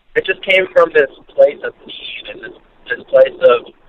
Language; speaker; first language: English; native; English